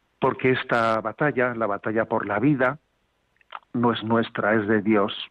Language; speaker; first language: Spanish; native; Spanish